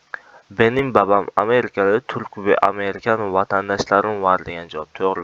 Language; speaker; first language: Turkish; non-native, fluent; Uzbek